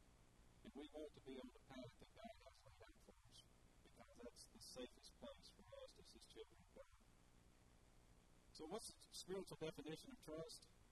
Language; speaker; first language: English; native; English